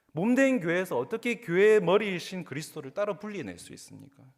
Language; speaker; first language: Korean; native; Korean